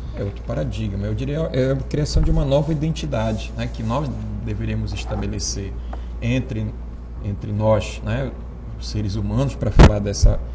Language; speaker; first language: Portuguese; native; Portuguese